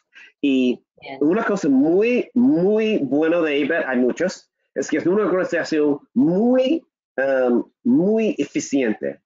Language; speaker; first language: Spanish; non-native, learner; English